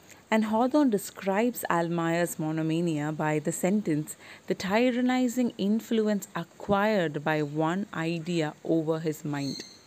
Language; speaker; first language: English; non-native, local second language; Malayalam